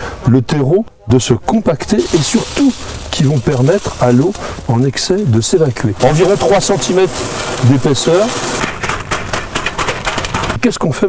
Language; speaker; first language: French; native; French